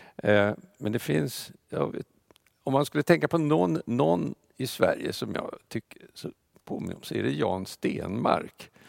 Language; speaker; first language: Swedish; non-native, fluent; Russian